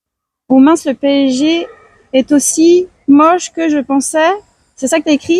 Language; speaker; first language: French; native; French